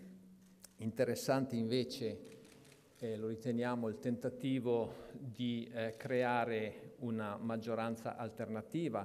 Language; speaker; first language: Italian; native; Italian